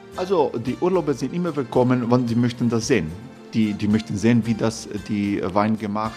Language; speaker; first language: German; non-native, learner; Croatian